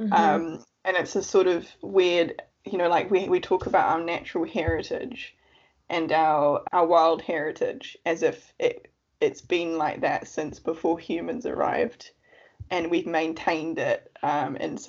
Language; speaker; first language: English; native; English